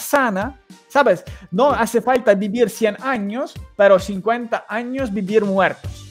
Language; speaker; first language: Spanish; non-native, learner; Ukrainian